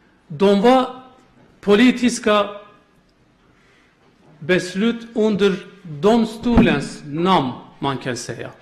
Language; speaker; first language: Swedish; non-native, learner; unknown